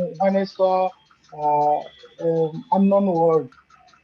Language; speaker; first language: English; non-native, learner; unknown